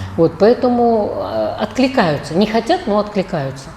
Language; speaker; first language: Russian; non-native, local second language; Kazakh